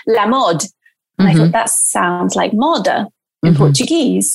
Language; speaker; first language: English; early bilingual, other home language; Portuguese